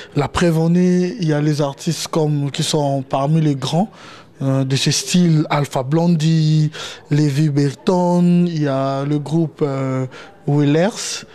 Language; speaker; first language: French; non-native, local second language; Lingala